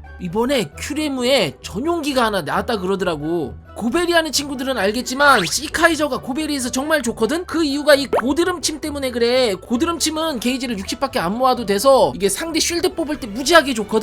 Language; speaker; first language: Korean; native; Korean